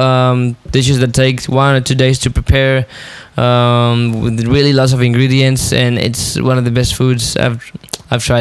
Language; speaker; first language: English; non-native, fluent; Spanish